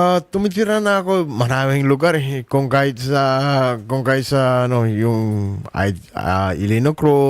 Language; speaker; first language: Filipino; non-native, learner; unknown